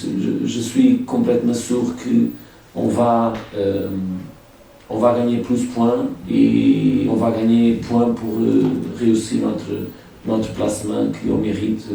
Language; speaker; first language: French; non-native, fluent; Portuguese